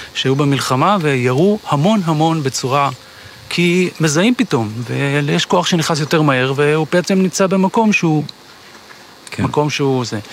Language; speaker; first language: Hebrew; native; Hebrew